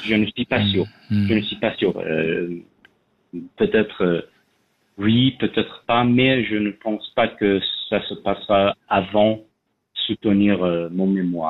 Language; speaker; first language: French; non-native, fluent; Persian